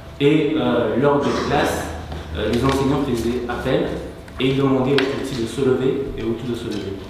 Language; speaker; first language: French; non-native, local second language; Kinyarwanda